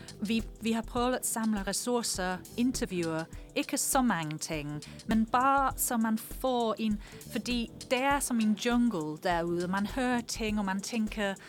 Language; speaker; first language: Danish; non-native, fluent; English